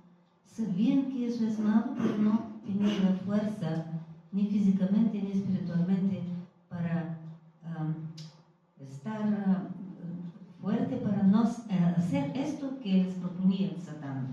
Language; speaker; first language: Spanish; non-native, fluent; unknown